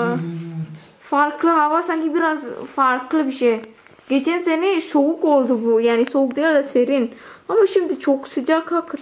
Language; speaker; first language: Turkish; non-native, learner; Indonesian